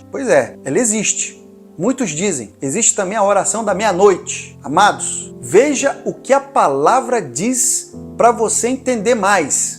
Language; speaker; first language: Portuguese; native; Portuguese